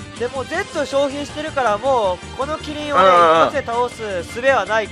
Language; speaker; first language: Japanese; native; Japanese